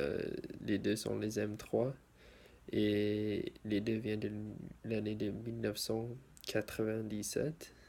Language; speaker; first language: French; non-native, learner; English